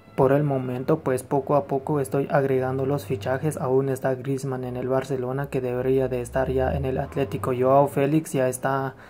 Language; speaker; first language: Spanish; native; Spanish